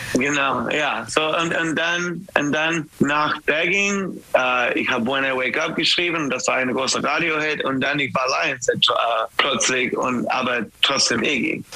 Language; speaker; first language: German; non-native, learner; English